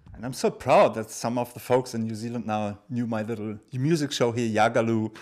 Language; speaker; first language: English; non-native, fluent; German